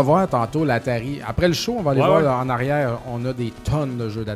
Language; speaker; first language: French; native; French